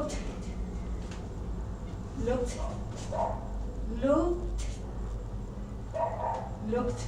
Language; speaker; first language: English; non-native, learner; Spanish